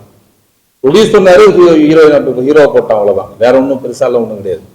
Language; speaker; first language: Tamil; native; Tamil